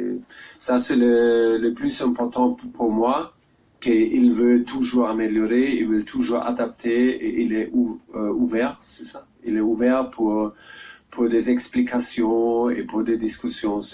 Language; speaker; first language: French; non-native, learner; German